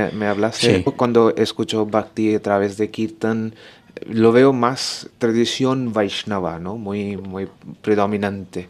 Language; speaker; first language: Spanish; non-native, learner; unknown